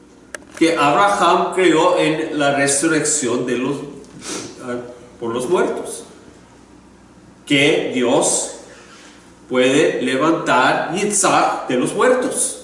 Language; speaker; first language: Spanish; non-native, learner; English